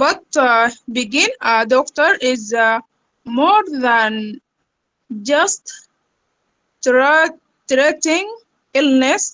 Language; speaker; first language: English; non-native, learner; Arabic